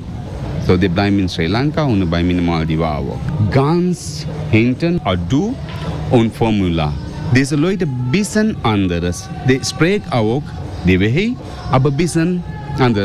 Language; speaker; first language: German; non-native, learner; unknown